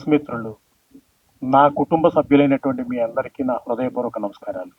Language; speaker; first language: Telugu; native; Telugu